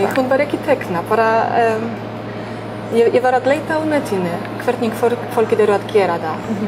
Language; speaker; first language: Icelandic; non-native, learner; Polish